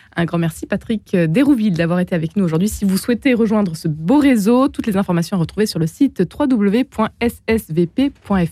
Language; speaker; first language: French; native; French